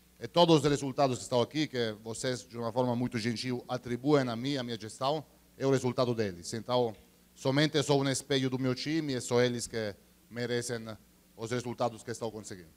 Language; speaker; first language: Portuguese; non-native, fluent; Italian